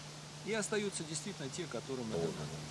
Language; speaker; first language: Russian; native; Russian